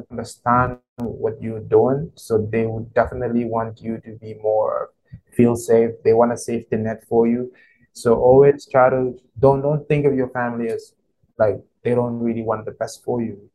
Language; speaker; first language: English; non-native, local second language; Krio